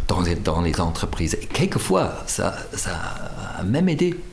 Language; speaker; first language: French; non-native, fluent; German